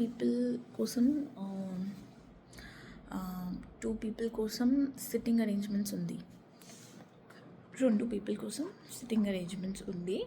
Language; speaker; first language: Telugu; non-native, learner; Marathi